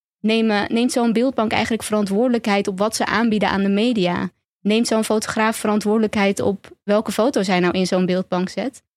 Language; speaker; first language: Dutch; early bilingual, other home language; Turkish